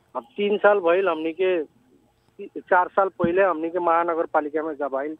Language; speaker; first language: Bhojpuri; native; Bhojpuri